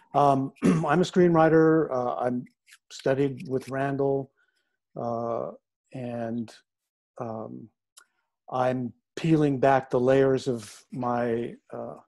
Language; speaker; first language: English; native; English